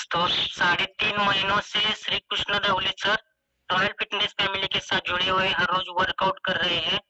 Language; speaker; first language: Hindi; non-native, local second language; Marathi